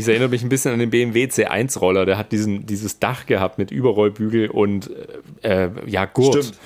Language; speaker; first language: German; native; German